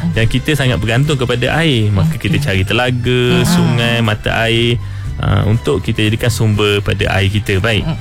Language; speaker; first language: Malay; native; Malay